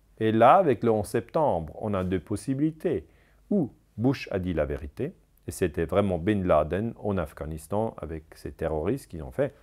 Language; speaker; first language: French; non-native, local second language; German